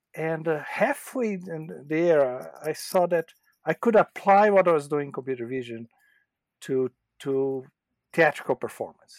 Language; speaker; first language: English; non-native, fluent; Portuguese